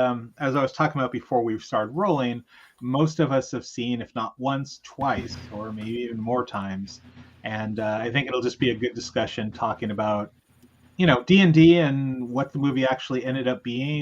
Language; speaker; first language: English; native; English